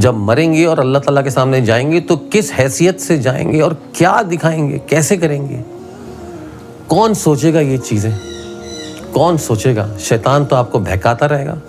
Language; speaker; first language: Urdu; native; Urdu